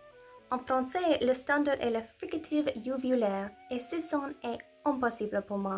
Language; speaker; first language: French; non-native, learner; English